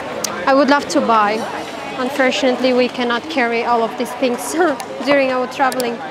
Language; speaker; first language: English; non-native, learner; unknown